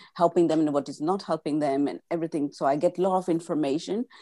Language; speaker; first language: English; non-native, local second language; Gujarati